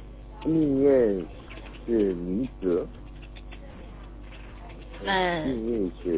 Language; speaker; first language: Chinese; non-native, learner; Korean